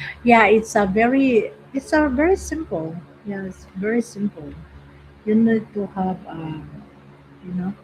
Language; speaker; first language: English; non-native, local second language; Filipino